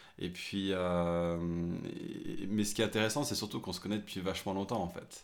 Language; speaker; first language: French; early bilingual, other home language; English